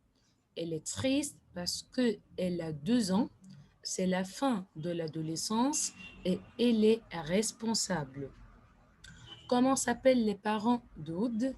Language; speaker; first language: French; non-native, fluent; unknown